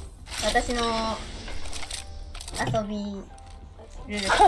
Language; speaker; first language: Japanese; non-native, learner; Thai